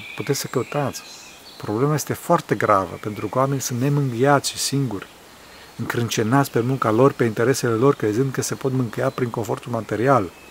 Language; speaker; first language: Romanian; early bilingual, heritage; Romanian